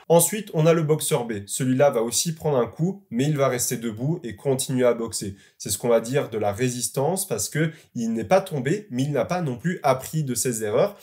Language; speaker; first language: French; native; French